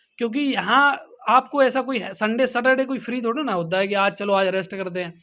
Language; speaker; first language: Hindi; native; Hindi